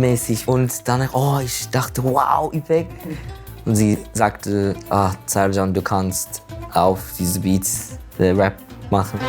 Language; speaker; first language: German; non-native, learner; Turkish